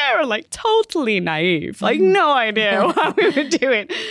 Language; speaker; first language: English; native; English